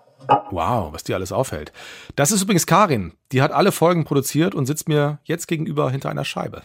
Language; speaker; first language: German; native; German